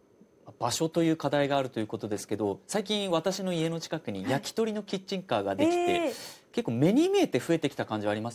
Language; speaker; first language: Japanese; native; Japanese